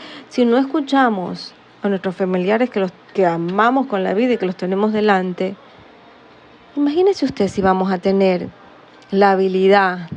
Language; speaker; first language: Spanish; native; Spanish